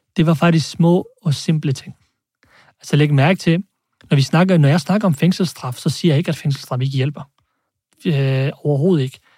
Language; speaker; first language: Danish; early bilingual, other home language; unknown